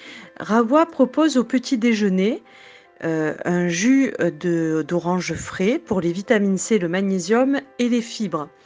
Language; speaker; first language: French; native; French